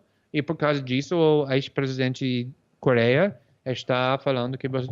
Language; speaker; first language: Portuguese; non-native, fluent; English